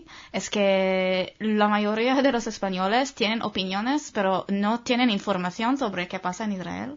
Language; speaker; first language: Spanish; non-native, fluent; Hebrew